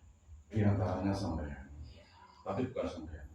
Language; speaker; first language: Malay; non-native, local second language; Javanese